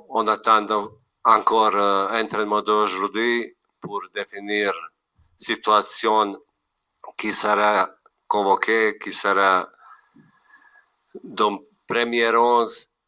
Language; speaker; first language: French; non-native, learner; Bosnian